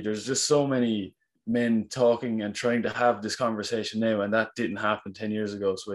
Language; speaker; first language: English; native; English